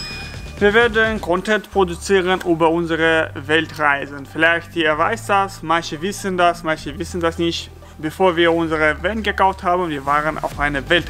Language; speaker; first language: German; non-native, learner; Romanian